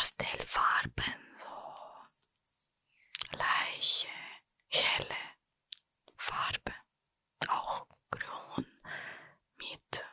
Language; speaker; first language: German; non-native, fluent; Russian